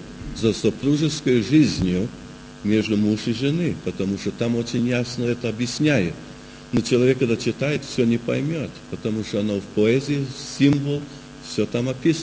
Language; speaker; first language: Russian; early bilingual, heritage; Russian